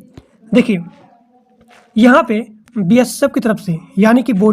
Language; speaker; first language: Hindi; native; Hindi